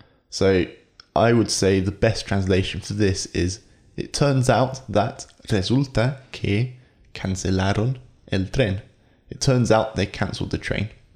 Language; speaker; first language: English; native; English